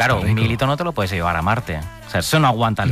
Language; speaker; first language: Spanish; native; Spanish